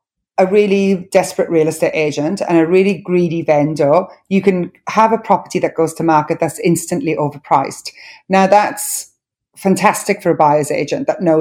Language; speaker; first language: English; non-native, local second language; Welsh